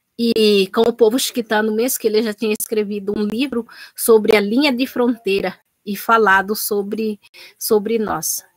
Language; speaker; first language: Portuguese; native; Portuguese